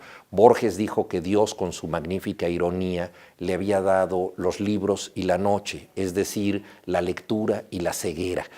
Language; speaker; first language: Spanish; native; Spanish